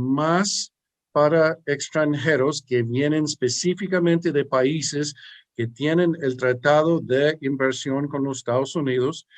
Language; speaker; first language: Spanish; early bilingual, heritage; English